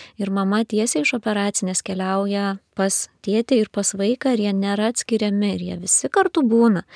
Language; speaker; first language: Lithuanian; native; Lithuanian